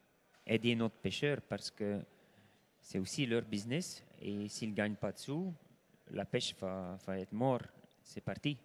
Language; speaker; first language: French; non-native, local second language; Dutch